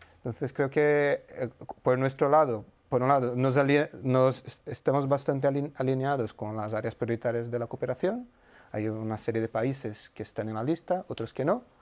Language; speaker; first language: Spanish; non-native, fluent; Portuguese